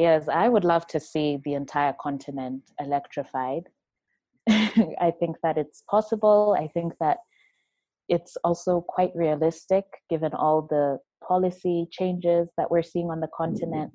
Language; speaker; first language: English; non-native, local second language; Luo (Kenya and Tanzania)